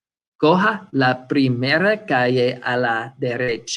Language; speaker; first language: Spanish; non-native, fluent; English